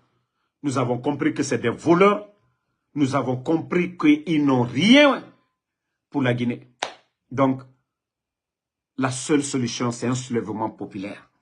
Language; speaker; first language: French; non-native, local second language; Mandingo